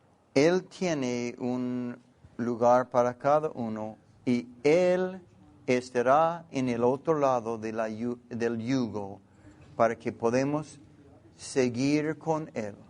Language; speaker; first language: Spanish; non-native, learner; English